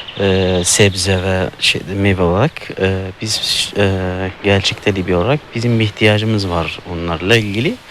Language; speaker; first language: Turkish; non-native, learner; Arabic